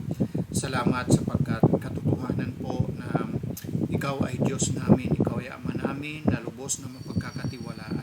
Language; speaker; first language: Filipino; native; Filipino